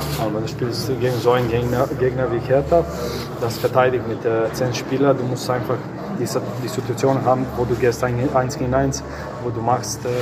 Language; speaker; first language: German; non-native, learner; Croatian